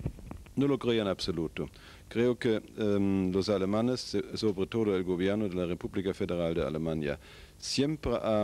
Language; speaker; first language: Spanish; non-native, fluent; German